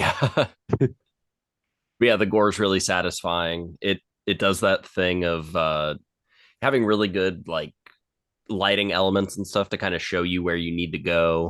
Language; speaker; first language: English; native; English